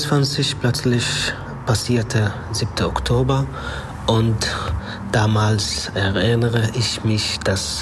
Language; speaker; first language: German; non-native, fluent; Arabic